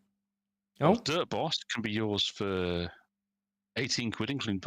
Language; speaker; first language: English; native; English